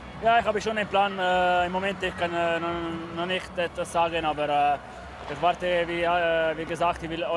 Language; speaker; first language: German; non-native, local second language; Italian